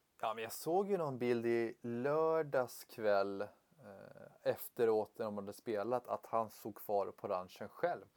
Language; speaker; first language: Swedish; native; Swedish